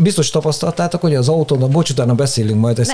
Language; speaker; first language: Hungarian; native; Hungarian